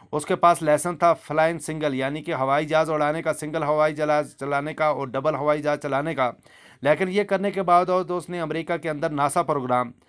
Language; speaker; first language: Hindi; native; Hindi